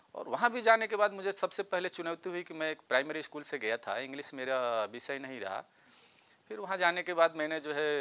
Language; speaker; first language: Hindi; native; Hindi